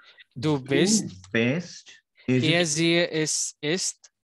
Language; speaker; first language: German; non-native, learner; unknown